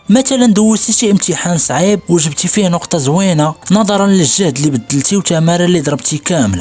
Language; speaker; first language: Arabic; native; Arabic